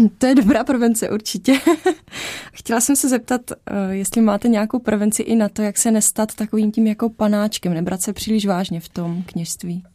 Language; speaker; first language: Czech; native; Czech